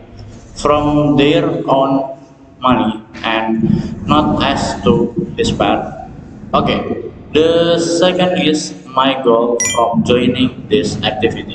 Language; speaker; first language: English; non-native, learner; Indonesian